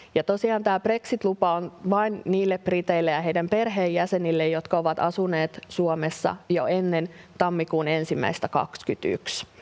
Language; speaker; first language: Finnish; native; Finnish